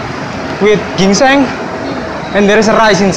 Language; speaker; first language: English; non-native, fluent; Indonesian